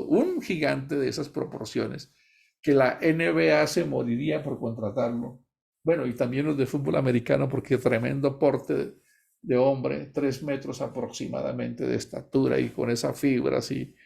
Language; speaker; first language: Spanish; native; Spanish